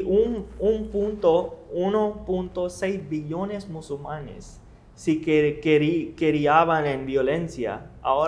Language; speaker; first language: Spanish; non-native, learner; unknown